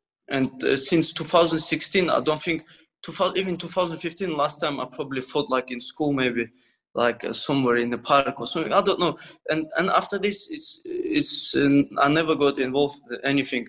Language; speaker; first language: English; non-native, fluent; Russian